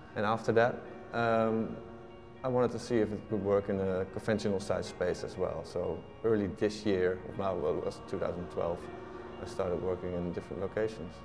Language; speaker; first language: English; non-native, fluent; Dutch